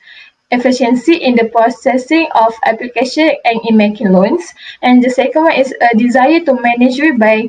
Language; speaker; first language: English; non-native, local second language; Malay